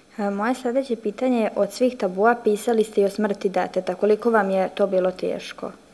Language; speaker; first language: Serbian; native; Serbian